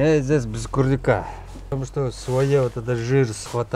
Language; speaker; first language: Russian; non-native, local second language; Uyghur